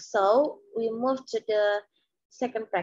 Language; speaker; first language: English; non-native, learner; Indonesian